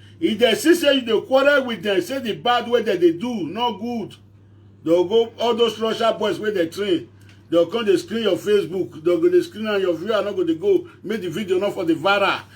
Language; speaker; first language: Nigerian Pidgin; non-native, local second language; Bini